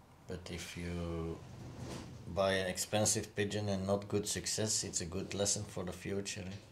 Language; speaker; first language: English; non-native, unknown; Dutch